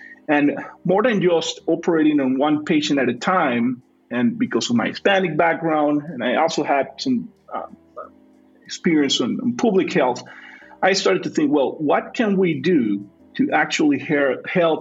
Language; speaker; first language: English; non-native, fluent; Spanish